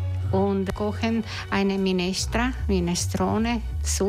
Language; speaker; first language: German; non-native, learner; Croatian